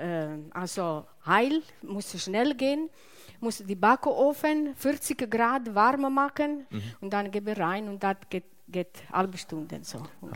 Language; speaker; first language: German; non-native, learner; Italian